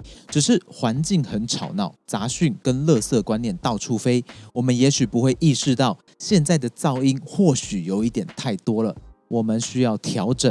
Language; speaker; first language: Chinese; native; Chinese